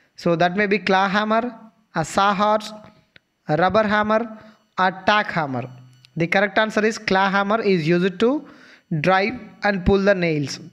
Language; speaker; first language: English; non-native, local second language; Telugu